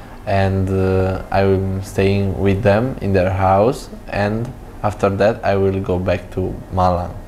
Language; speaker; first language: English; non-native, fluent; Italian